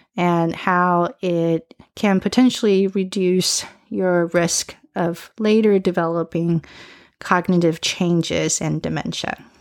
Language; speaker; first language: English; early bilingual, other home language; Chinese